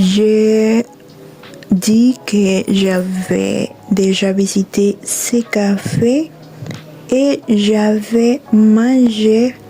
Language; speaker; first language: French; non-native, learner; Spanish